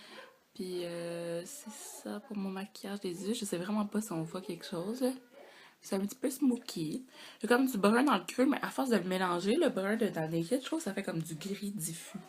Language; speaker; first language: French; native; French